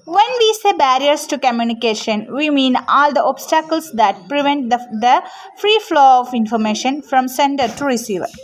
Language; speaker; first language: English; non-native, local second language; Malayalam